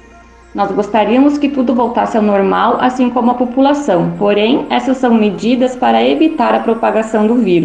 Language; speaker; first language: Portuguese; native; Portuguese